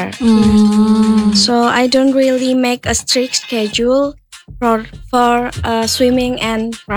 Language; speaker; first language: English; non-native, learner; Indonesian